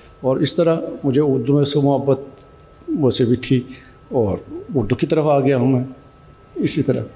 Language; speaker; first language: Urdu; non-native, fluent; Turkish